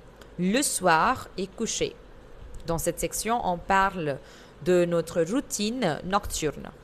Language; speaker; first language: French; non-native, fluent; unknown